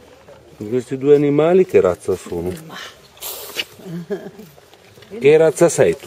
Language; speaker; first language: Italian; native; Italian